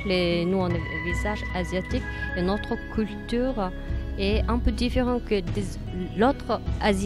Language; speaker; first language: French; non-native, learner; Mongolian